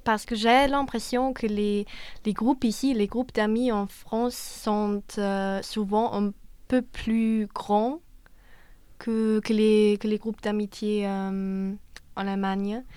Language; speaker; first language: French; non-native, fluent; German